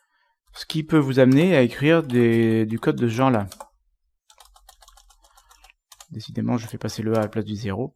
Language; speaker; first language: French; native; French